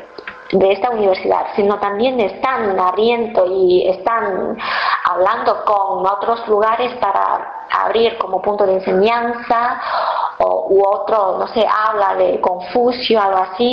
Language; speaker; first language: Spanish; non-native, fluent; Chinese